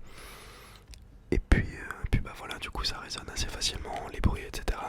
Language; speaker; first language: French; native; French